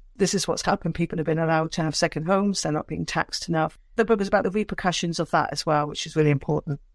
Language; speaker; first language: English; native; English